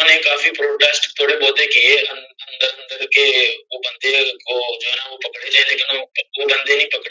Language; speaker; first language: Urdu; native; Urdu